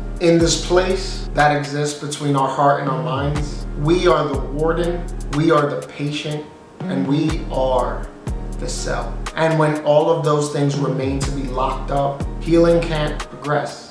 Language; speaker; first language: English; native; English